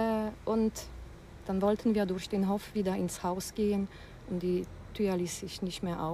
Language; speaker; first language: German; non-native, fluent; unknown